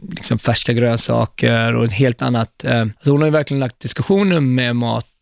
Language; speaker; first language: Swedish; native; Swedish